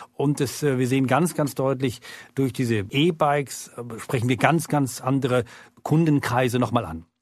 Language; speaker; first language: German; native; German